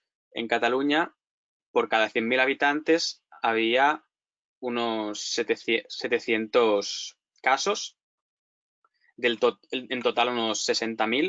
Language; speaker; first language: Spanish; native; Spanish